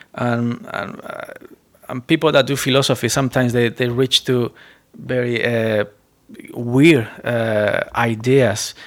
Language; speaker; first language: English; non-native, fluent; Spanish